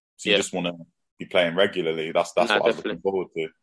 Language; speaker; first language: English; native; English